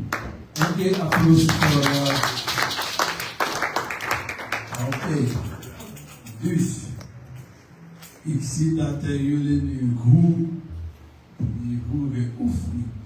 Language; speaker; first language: Dutch; non-native, learner; French